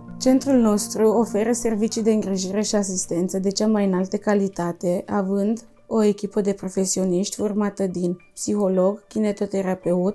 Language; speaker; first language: Romanian; native; Romanian